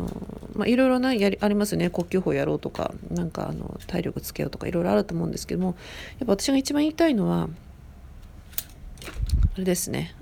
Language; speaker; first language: Japanese; native; Japanese